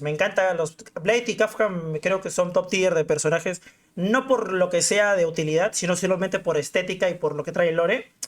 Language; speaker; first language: Spanish; native; Spanish